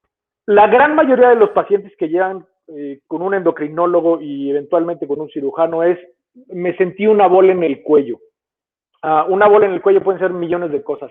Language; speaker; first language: Spanish; native; Spanish